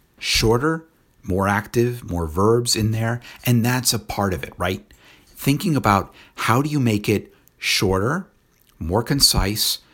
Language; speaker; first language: English; native; English